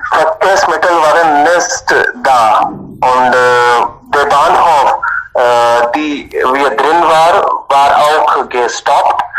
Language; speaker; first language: German; non-native, learner; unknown